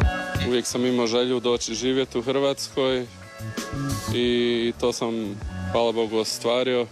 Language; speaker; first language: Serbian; early bilingual, heritage; Croatian